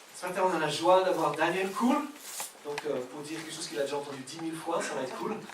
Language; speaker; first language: French; native; French